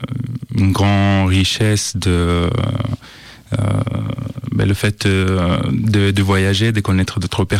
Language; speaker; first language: French; non-native, fluent; Italian